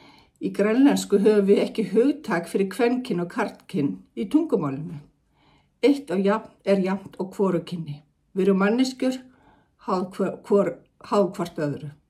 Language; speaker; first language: Icelandic; non-native, fluent; Kalaallisut